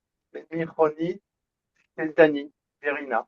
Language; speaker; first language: Hebrew; non-native, learner; French